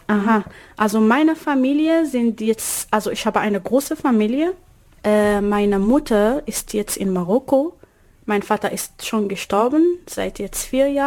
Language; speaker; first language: German; non-native, learner; Arabic